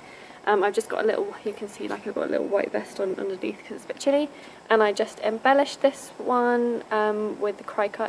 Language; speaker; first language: English; native; English